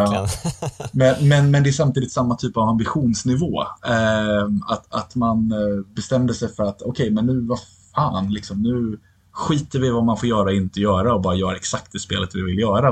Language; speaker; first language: Swedish; native; Swedish